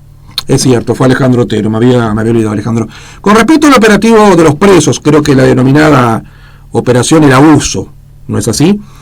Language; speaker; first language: Spanish; native; Spanish